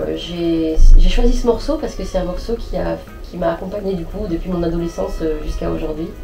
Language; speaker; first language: French; native; French